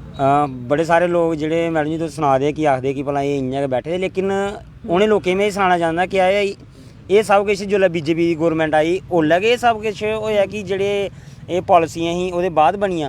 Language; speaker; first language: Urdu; non-native, local second language; Dogri